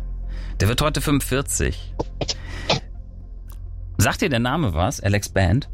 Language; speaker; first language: German; native; German